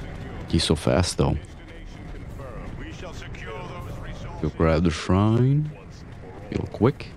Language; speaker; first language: English; native; English